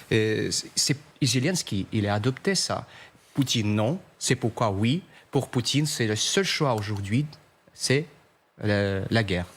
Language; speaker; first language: French; non-native, fluent; Russian